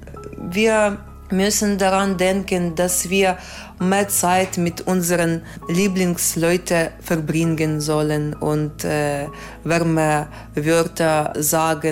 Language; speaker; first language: German; non-native, fluent; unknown